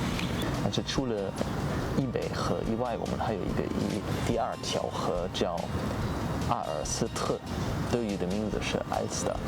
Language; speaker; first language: Chinese; non-native, fluent; German